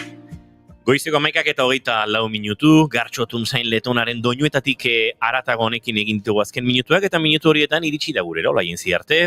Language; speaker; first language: Basque; native; Basque